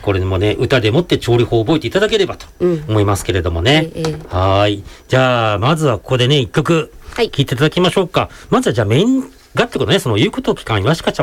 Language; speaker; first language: Japanese; native; Japanese